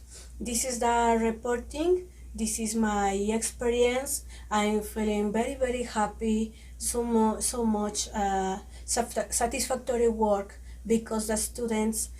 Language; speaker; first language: English; non-native, learner; Spanish